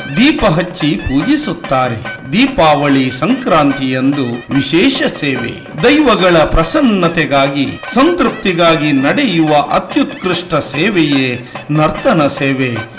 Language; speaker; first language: Kannada; non-native, local second language; Tulu